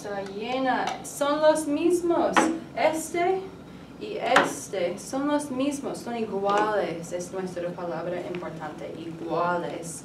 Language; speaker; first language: Spanish; non-native, learner; English